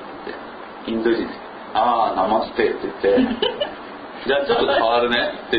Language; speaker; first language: Japanese; non-native, fluent; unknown